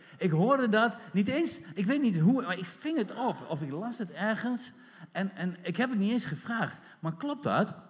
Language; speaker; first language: Dutch; native; Dutch